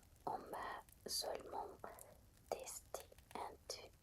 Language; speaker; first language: French; non-native, fluent; Spanish